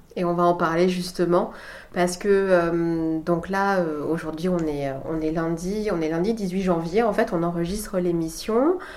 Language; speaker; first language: French; native; French